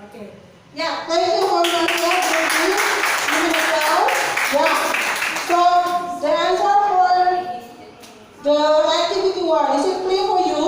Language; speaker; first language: English; non-native, fluent; Indonesian